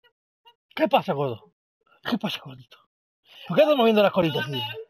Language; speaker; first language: Spanish; early bilingual, heritage; Spanish